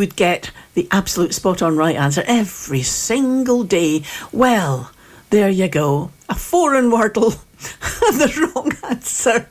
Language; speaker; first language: English; native; English